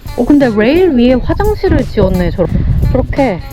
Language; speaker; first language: Korean; native; Korean